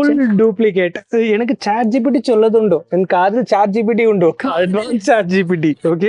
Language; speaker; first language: Malayalam; non-native, learner; Tamil